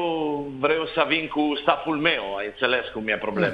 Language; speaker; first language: Romanian; non-native, fluent; Italian